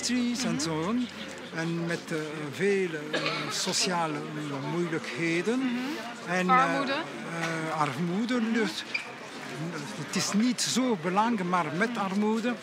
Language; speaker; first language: Dutch; non-native, local second language; French